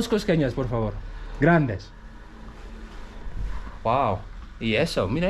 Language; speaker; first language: Spanish; non-native, fluent; English